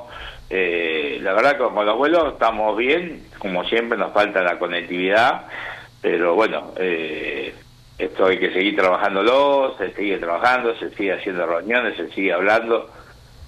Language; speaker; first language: Spanish; native; Spanish